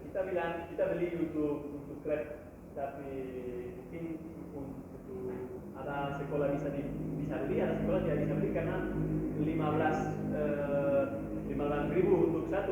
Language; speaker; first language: Indonesian; non-native, learner; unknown